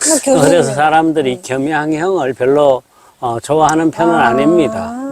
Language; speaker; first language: Korean; native; Korean